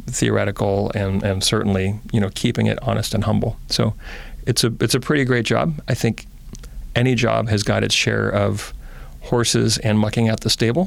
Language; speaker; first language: English; native; English